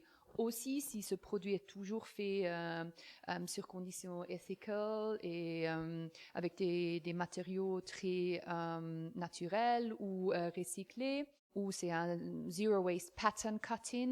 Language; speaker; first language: French; non-native, fluent; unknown